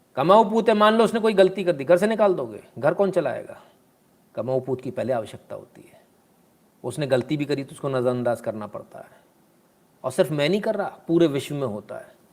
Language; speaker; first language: Hindi; native; Hindi